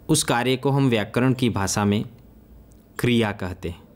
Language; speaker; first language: Hindi; non-native, local second language; Gujarati